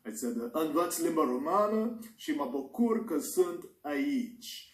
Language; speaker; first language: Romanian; non-native, learner; English